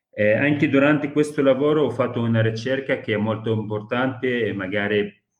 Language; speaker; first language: Italian; non-native, fluent; Arabic